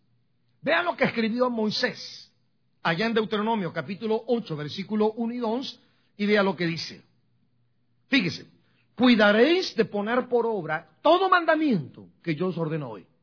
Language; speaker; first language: Spanish; native; Spanish